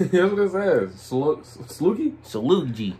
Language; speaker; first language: English; native; English